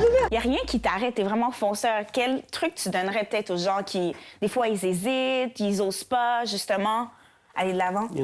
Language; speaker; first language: French; native; French